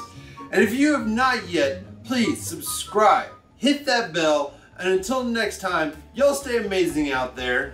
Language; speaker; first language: English; native; English